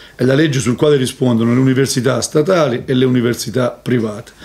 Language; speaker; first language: Italian; native; Italian